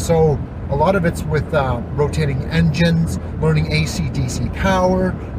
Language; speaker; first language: English; native; English